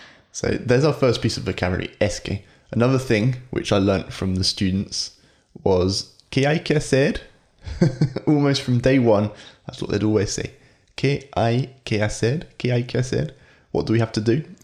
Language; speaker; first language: English; native; English